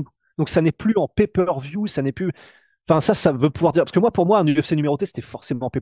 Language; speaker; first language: French; native; French